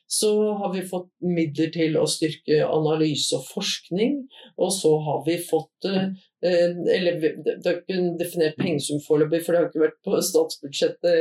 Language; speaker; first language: Norwegian; native; Norwegian